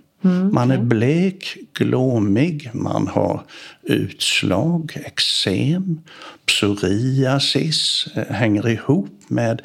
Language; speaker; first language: Swedish; native; Swedish